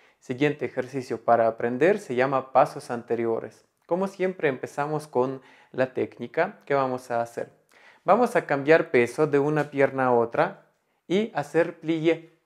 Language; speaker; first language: Spanish; non-native, fluent; Russian